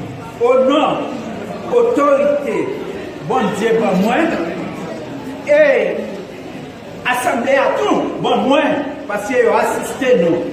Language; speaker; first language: French; non-native, local second language; Haitian Creole